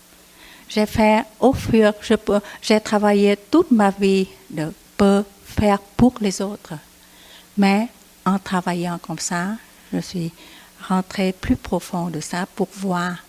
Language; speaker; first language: French; non-native, learner; Vietnamese